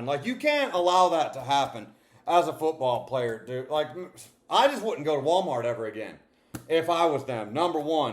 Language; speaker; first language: English; native; English